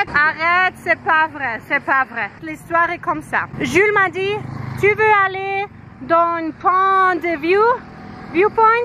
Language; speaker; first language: French; non-native, learner; Filipino